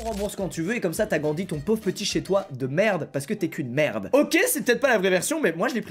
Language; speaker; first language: French; native; French